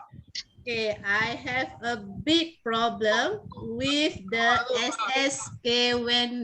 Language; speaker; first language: English; non-native, learner; Malay